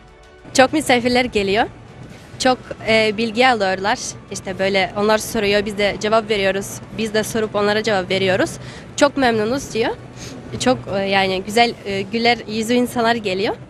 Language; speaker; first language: Turkish; non-native, fluent; Russian